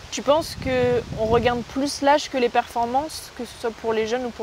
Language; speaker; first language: French; native; French